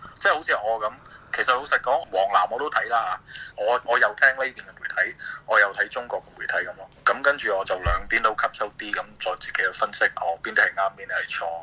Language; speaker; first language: Cantonese; native; Cantonese